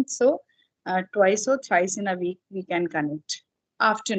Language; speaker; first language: English; non-native, fluent; Hindi